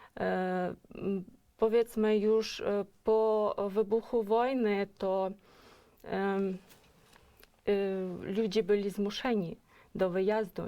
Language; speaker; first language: Polish; non-native, fluent; Ukrainian